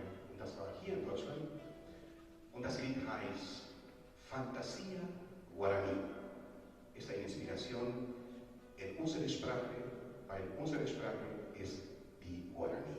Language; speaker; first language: German; non-native, learner; Spanish